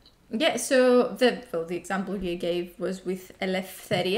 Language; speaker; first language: English; non-native, fluent; Greek